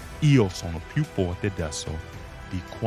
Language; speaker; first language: Italian; non-native, fluent; English